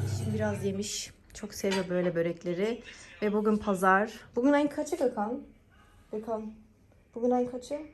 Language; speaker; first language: Turkish; early bilingual, heritage; Turkish